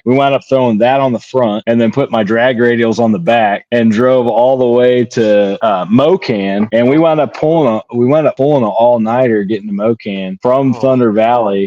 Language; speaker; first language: English; native; English